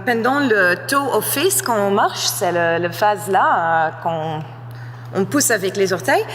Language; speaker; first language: French; non-native, fluent; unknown